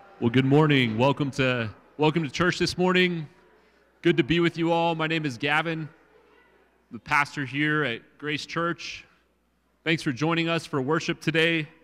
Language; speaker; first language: English; native; English